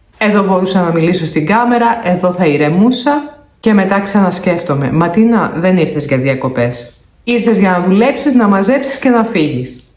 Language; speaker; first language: Greek; native; Greek